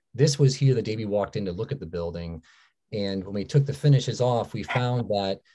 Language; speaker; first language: English; native; English